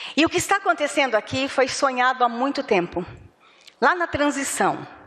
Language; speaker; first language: Portuguese; native; Portuguese